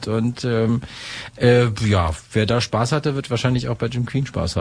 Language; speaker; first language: German; native; German